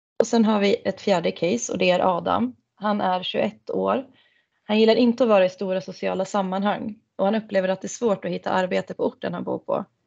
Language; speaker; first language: Swedish; native; Swedish